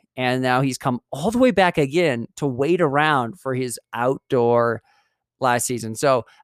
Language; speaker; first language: English; native; English